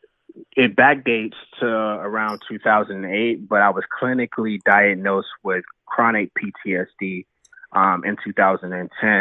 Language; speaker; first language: English; native; English